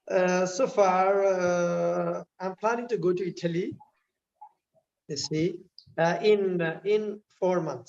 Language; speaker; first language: English; non-native, local second language; Malayalam